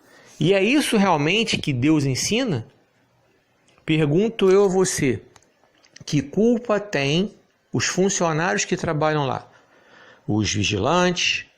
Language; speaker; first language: Portuguese; native; Portuguese